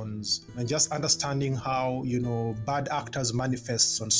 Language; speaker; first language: English; non-native, local second language; Ganda